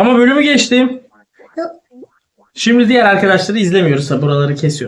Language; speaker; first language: Turkish; native; Turkish